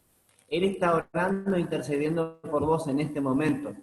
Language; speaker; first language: Spanish; native; Spanish